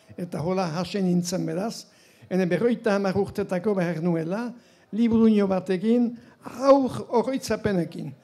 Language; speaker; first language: Basque; native; Basque